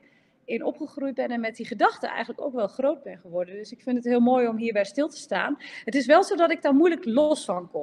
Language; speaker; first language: Dutch; native; Dutch